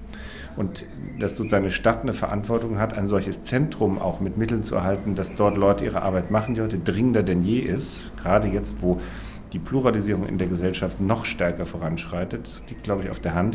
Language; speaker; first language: German; native; German